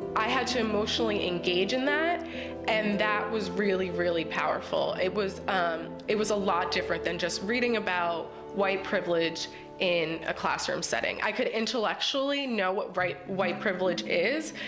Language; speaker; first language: English; native; English